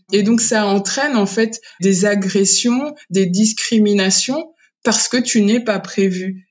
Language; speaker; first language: French; early bilingual, other home language; Kinyarwanda